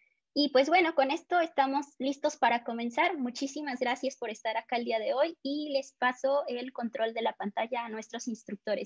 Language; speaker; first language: Spanish; native; Spanish